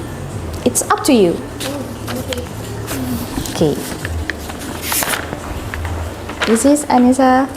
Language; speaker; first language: English; non-native, learner; Indonesian